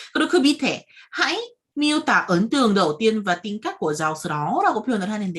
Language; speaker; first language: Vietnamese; non-native, fluent; Korean